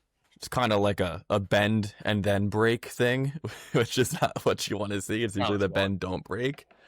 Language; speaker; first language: English; native; English